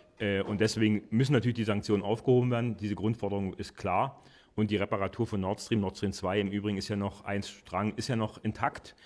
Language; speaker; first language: German; native; German